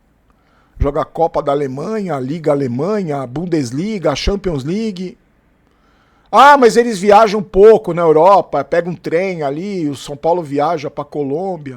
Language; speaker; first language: Portuguese; native; Portuguese